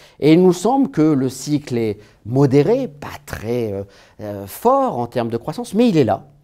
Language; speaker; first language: French; native; French